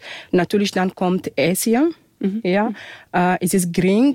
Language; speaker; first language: German; non-native, fluent; Arabic